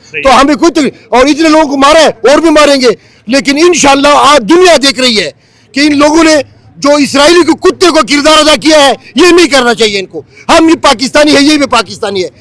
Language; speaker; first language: Urdu; non-native, local second language; Pashto